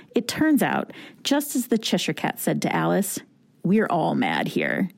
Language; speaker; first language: English; native; English